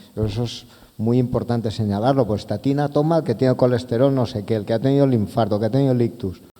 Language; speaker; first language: Spanish; non-native, local second language; Catalan